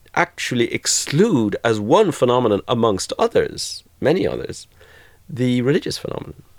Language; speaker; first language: English; native; English